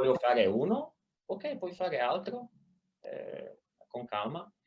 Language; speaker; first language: Italian; non-native, fluent; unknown